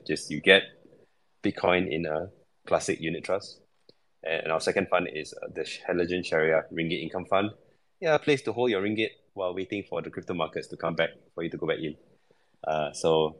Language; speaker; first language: English; non-native, local second language; Chinese